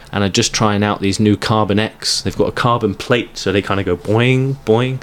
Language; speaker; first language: English; native; English